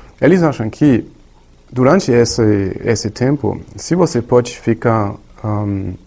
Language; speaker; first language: Portuguese; non-native, learner; German